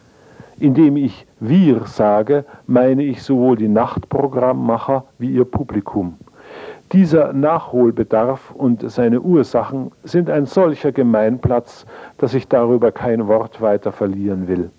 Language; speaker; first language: German; native; German